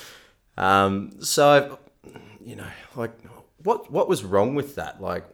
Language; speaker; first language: English; native; English